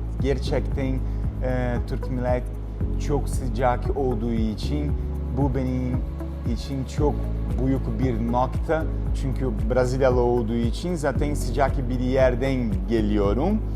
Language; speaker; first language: Turkish; non-native, learner; Portuguese